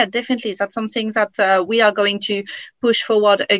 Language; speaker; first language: English; non-native, fluent; French